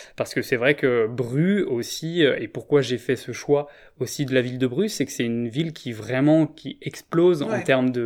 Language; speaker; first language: French; native; French